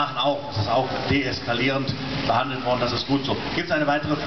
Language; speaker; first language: German; native; German